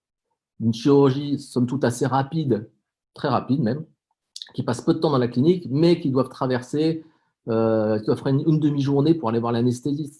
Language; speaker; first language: French; native; French